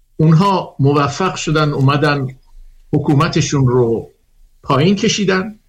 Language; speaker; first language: Persian; native; Persian